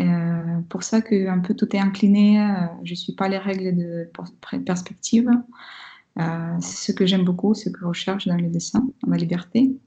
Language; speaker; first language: French; non-native, fluent; Russian